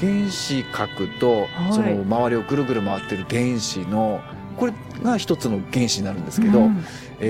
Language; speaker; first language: Japanese; native; Japanese